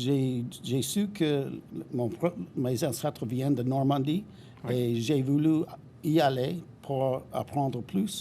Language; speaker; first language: French; non-native, fluent; English